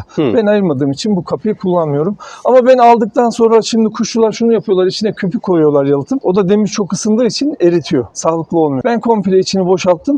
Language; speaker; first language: Turkish; native; Turkish